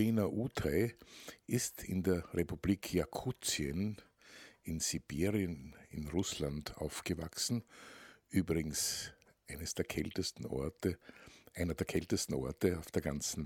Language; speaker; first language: German; native; German